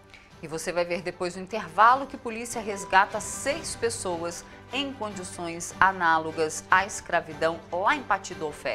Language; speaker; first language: Portuguese; native; Portuguese